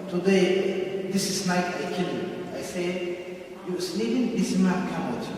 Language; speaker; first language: English; non-native, learner; Somali